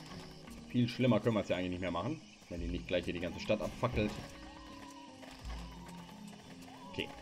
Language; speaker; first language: German; native; German